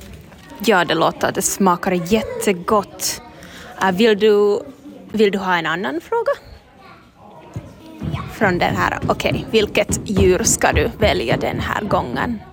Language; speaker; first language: Swedish; non-native, learner; Finnish